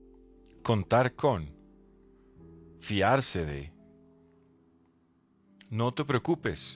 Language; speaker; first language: Spanish; native; Spanish